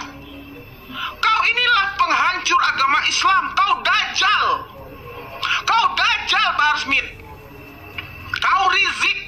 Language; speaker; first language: Indonesian; native; Indonesian